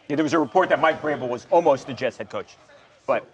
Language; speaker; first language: English; native; English